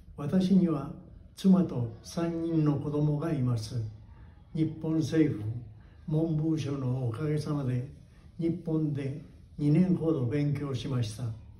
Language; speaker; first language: Japanese; early bilingual, heritage; Japanese